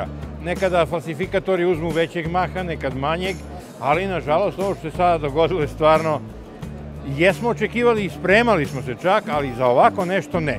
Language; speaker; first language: Serbian; native; Serbian